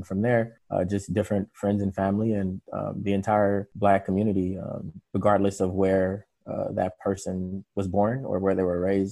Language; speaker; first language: English; native; English